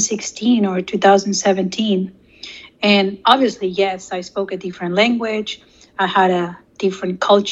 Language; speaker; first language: English; non-native, fluent; Spanish